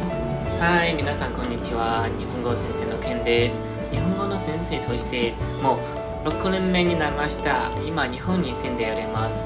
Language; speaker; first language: Japanese; non-native, fluent; Chinese